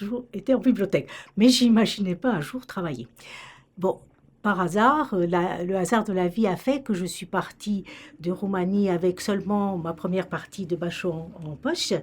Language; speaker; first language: French; native; French